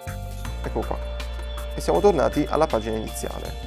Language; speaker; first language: Italian; native; Italian